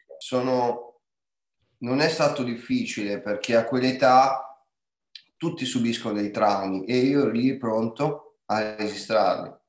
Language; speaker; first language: Italian; native; Italian